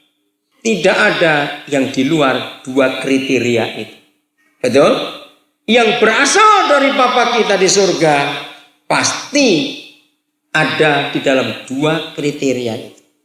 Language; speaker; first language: Indonesian; native; Indonesian